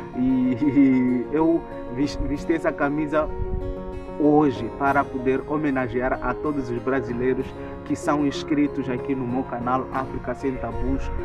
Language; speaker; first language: Portuguese; non-native, local second language; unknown